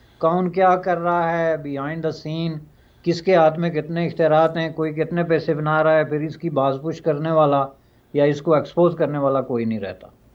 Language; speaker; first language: Urdu; non-native, local second language; Pahari-Potwari